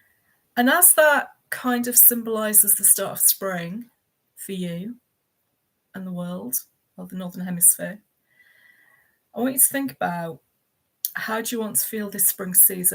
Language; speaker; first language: English; native; English